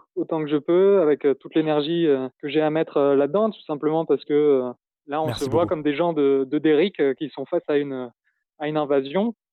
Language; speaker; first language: French; native; French